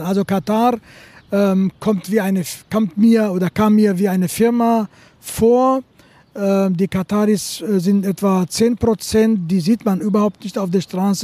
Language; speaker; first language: German; non-native, fluent; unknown